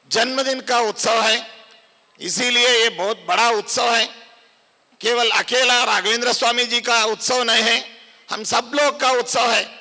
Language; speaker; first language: Hindi; non-native, local second language; Kannada